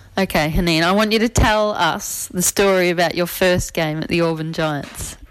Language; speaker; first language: English; native; English